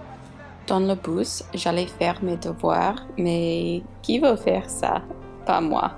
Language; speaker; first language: French; non-native, learner; English